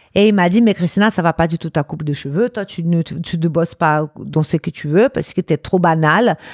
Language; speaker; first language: French; non-native, fluent; Portuguese